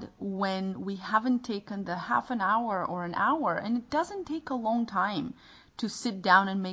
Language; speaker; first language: English; non-native, fluent; Bulgarian